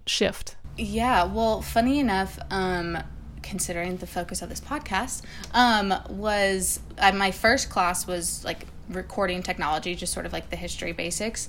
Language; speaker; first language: English; native; English